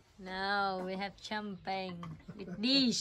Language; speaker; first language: English; non-native, learner; Vietnamese